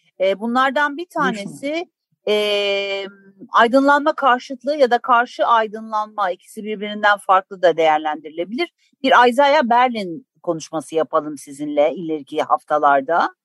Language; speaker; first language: Turkish; native; Turkish